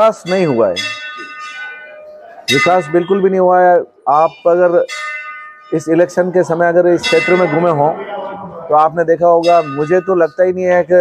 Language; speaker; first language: Hindi; non-native, local second language; Marwari